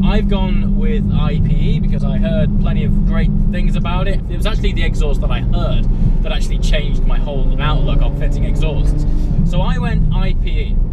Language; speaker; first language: English; native; English